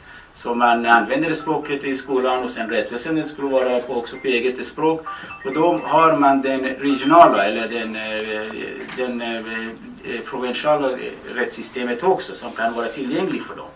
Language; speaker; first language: Swedish; non-native, fluent; Baluchi